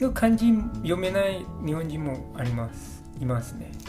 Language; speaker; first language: Japanese; non-native, learner; English